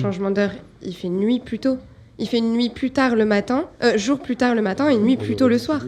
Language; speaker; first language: French; native; French